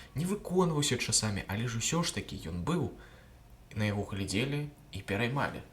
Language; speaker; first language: Belarusian; non-native, local second language; Russian